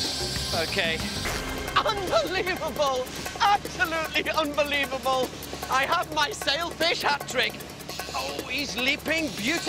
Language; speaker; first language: English; native; English